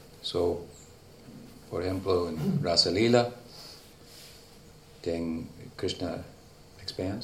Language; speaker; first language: Spanish; non-native, learner; English